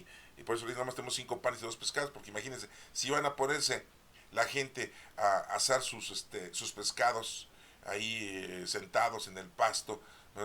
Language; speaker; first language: Spanish; native; Spanish